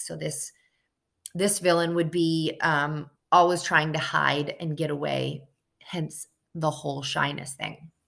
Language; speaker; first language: English; native; English